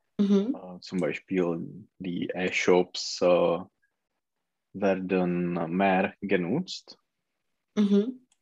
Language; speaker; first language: German; non-native, learner; Czech